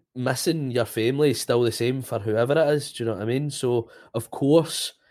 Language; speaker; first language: English; native; English